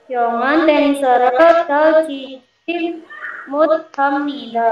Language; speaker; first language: Korean; non-native, learner; Indonesian